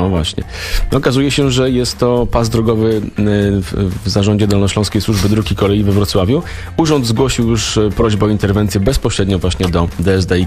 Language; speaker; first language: Polish; native; Polish